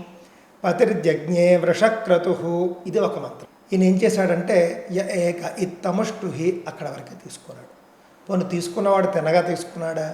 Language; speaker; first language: Telugu; native; Telugu